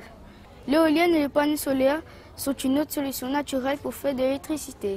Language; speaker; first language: French; native; French